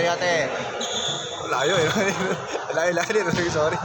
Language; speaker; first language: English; non-native, local second language; Filipino